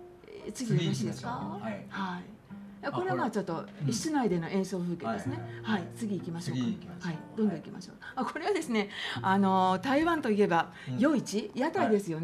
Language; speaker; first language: Japanese; native; Japanese